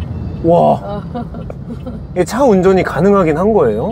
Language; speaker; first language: Korean; native; Korean